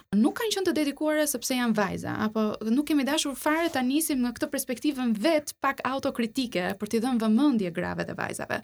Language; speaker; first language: Albanian; native; Albanian